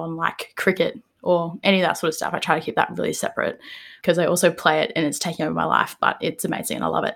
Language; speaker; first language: English; native; English